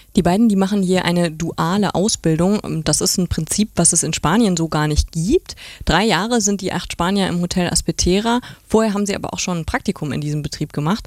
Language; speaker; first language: German; native; German